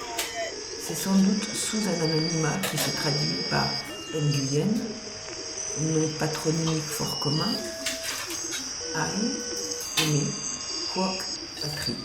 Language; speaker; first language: French; native; French